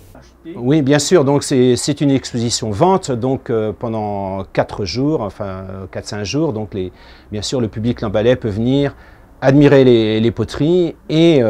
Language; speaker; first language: French; native; French